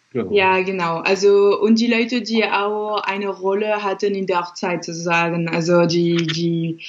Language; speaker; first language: German; non-native, fluent; French